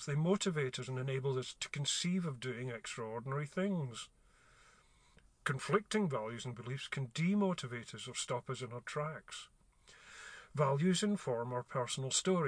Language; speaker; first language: English; native; English